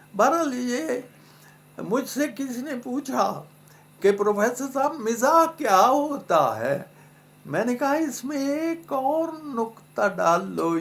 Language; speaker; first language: Urdu; non-native, local second language; Punjabi